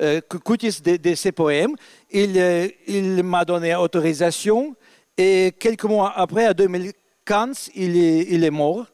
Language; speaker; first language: French; non-native, fluent; Russian